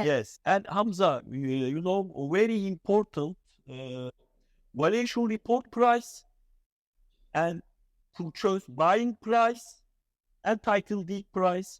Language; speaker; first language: English; non-native, fluent; Turkish